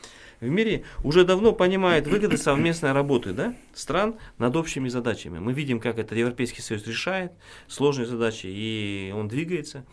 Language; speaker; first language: Russian; non-native, local second language; Kyrgyz